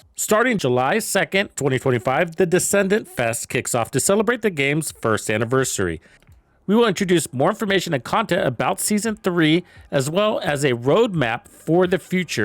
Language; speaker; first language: English; native; English